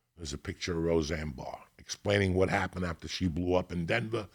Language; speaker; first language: English; native; English